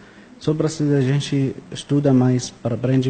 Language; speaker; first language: Portuguese; non-native, learner; Arabic